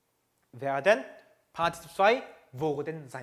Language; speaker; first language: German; non-native, fluent; Korean